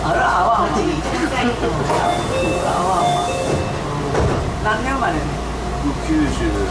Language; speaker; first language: Japanese; native; Japanese